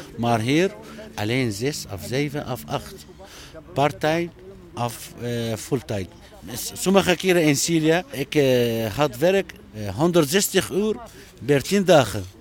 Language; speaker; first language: Dutch; non-native, learner; Arabic